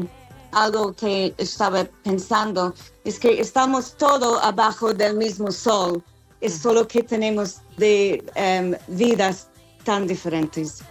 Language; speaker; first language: Spanish; non-native, fluent; English